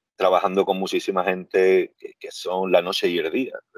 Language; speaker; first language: Spanish; native; Spanish